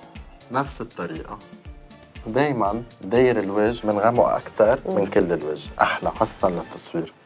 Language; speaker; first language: Arabic; native; Arabic